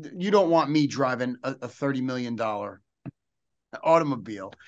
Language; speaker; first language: English; native; English